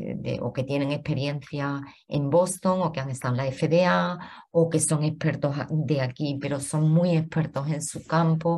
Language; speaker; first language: Spanish; native; Spanish